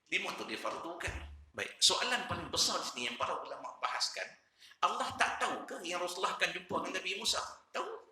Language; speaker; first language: Malay; native; Malay